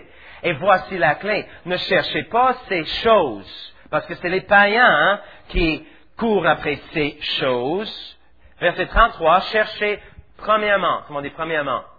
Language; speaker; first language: French; native; French